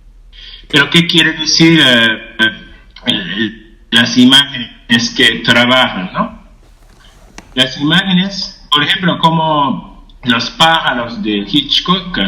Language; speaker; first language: Spanish; non-native, fluent; Japanese